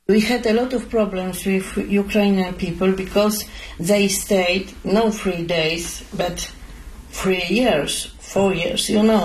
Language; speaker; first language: English; non-native, learner; Polish